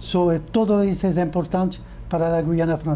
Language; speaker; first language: Portuguese; non-native, fluent; French